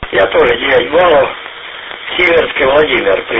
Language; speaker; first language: Russian; native; Russian